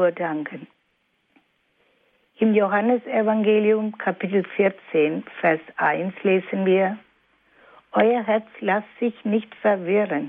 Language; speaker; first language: German; non-native, fluent; Malayalam